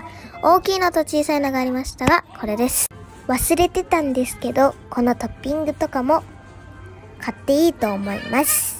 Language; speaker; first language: Japanese; early bilingual, other home language; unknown